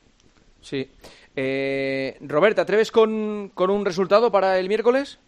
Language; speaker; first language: Spanish; native; Spanish